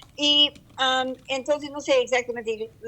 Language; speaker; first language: Spanish; non-native, learner; English